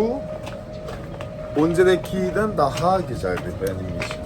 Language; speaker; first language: Turkish; non-native, learner; Korean